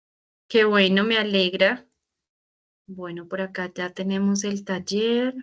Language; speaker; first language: Spanish; native; Spanish